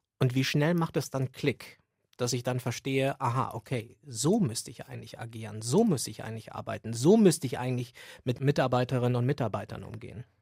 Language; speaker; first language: German; native; German